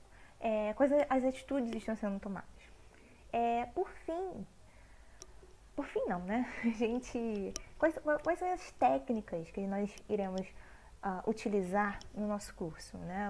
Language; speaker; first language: Portuguese; native; Portuguese